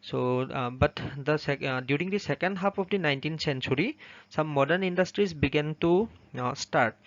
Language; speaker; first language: English; non-native, local second language; Assamese